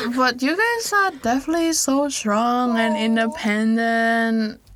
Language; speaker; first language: English; non-native, fluent; Indonesian